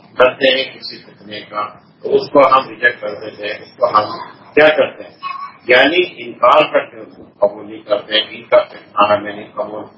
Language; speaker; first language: Urdu; non-native, local second language; Pashto